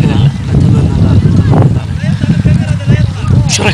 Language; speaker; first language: Arabic; native; Arabic